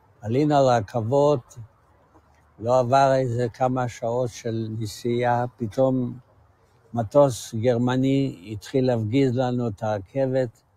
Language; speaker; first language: Hebrew; early bilingual, other home language; Yiddish